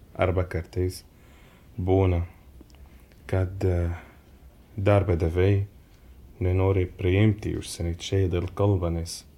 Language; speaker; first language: Lithuanian; non-native, learner; Arabic